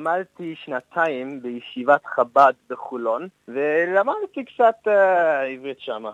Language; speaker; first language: Hebrew; non-native, fluent; English